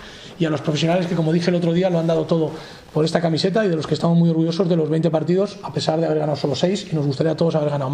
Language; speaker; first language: Spanish; native; Spanish